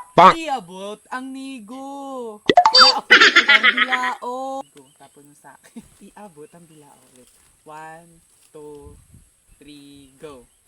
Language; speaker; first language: Filipino; non-native, local second language; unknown